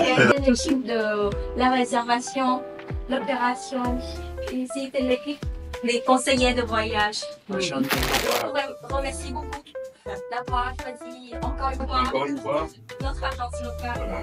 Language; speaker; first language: French; non-native, fluent; Vietnamese